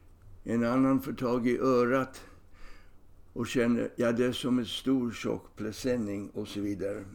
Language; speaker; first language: Swedish; non-native, fluent; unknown